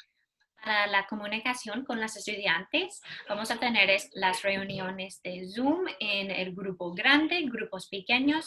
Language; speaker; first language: Spanish; non-native, learner; English